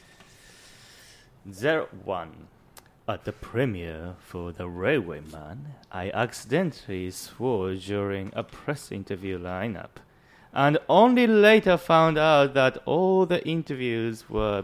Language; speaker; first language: English; non-native, fluent; Japanese